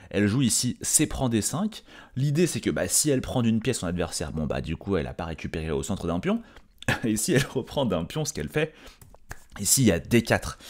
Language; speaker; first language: French; native; French